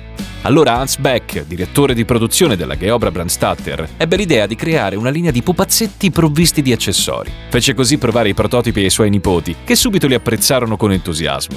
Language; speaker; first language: Italian; native; Italian